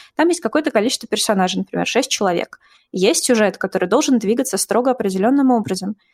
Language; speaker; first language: Russian; native; Russian